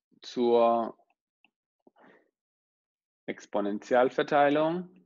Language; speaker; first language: German; non-native, fluent; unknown